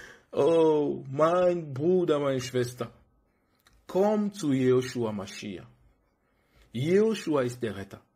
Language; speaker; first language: German; non-native, fluent; French